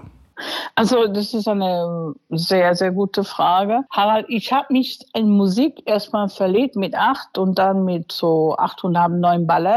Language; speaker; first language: German; non-native, fluent; English